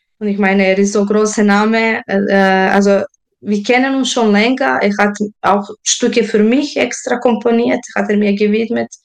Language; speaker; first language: German; non-native, fluent; Serbian